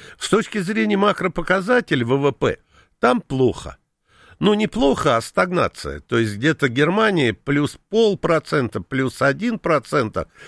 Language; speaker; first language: Russian; native; Russian